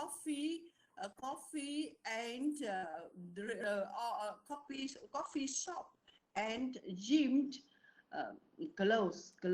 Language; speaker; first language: English; non-native, learner; Vietnamese